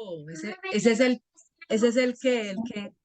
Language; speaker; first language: Spanish; native; Spanish